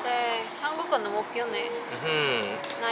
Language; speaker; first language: Korean; non-native, learner; Spanish